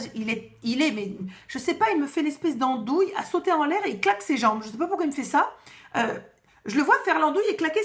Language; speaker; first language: French; native; French